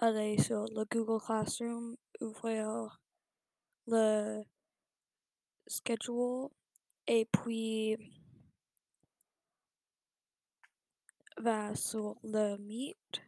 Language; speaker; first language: French; non-native, learner; English